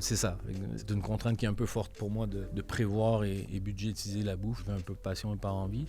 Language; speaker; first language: French; native; French